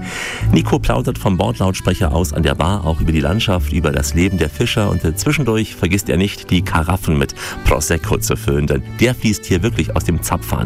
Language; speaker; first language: German; native; German